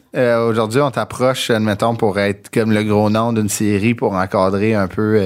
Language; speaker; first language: French; native; French